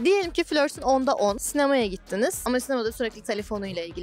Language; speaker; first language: Turkish; native; Turkish